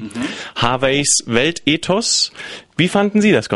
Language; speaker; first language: German; native; German